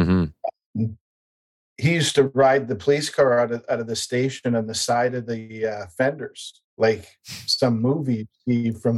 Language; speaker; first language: English; native; English